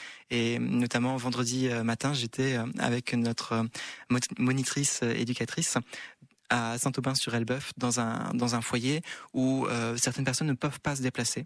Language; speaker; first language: French; native; French